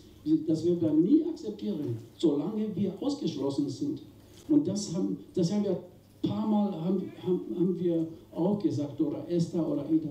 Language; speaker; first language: German; non-native, fluent; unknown